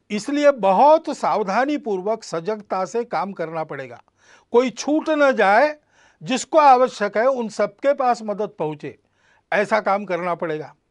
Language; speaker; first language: Hindi; non-native, local second language; Marathi